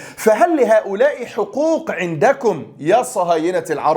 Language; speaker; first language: Arabic; native; Arabic